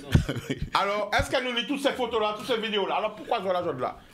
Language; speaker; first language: French; non-native, local second language; Guadeloupean Creole French